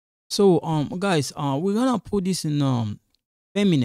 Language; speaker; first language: English; non-native, fluent; Lingala